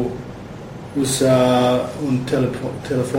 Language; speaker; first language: Spanish; non-native, learner; English